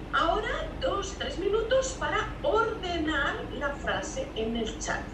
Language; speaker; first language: Spanish; native; Spanish